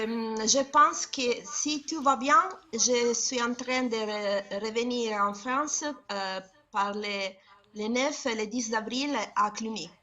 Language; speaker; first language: French; non-native, learner; Italian